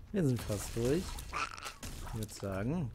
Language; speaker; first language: German; native; German